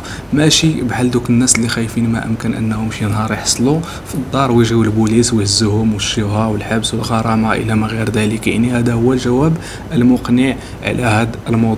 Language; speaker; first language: Arabic; native; Arabic